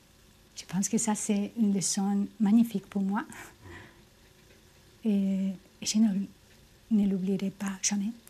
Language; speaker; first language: French; non-native, fluent; Spanish